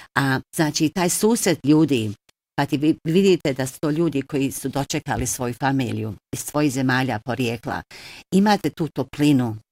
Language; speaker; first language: Bosnian; early bilingual, heritage; Bosnian